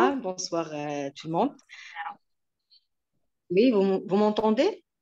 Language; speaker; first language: French; non-native, local second language; Arabic